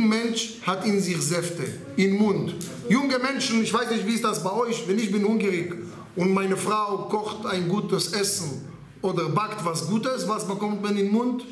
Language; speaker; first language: German; non-native, learner; Hebrew